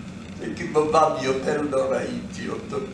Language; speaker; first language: Hebrew; non-native, fluent; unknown